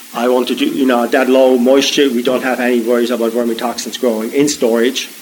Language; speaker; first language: English; non-native, fluent; German